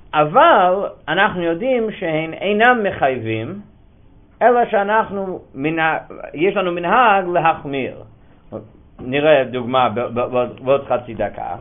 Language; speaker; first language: Hebrew; non-native, fluent; English